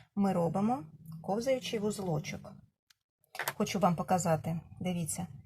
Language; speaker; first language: Ukrainian; non-native, local second language; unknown